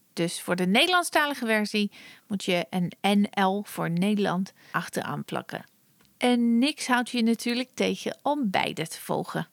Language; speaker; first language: Dutch; non-native, fluent; English